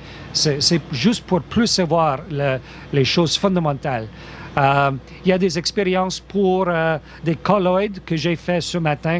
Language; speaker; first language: French; non-native, local second language; English